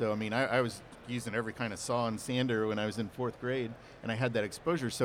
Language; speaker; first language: English; native; English